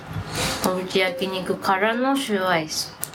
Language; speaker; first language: Japanese; native; Japanese